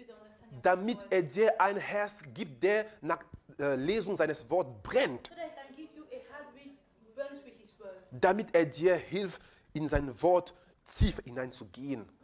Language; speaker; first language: German; non-native, fluent; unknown